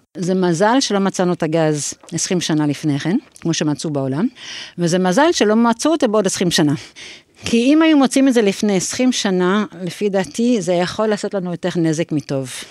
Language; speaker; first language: Hebrew; non-native, fluent; English